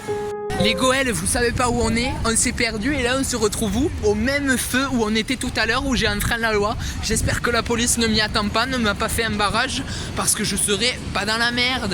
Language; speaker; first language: French; native; French